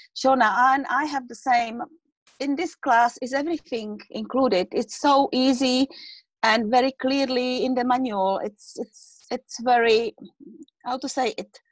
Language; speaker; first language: English; non-native, learner; Czech